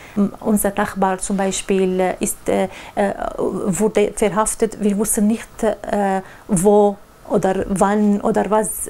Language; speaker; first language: German; non-native, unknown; Arabic